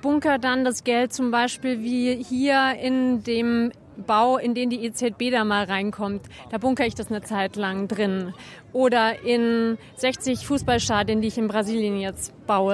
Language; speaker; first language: German; native; German